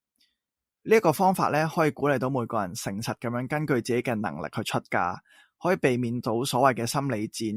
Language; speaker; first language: Cantonese; native; Cantonese